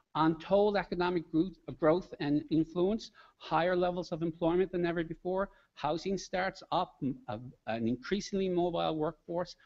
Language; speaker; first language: English; native; English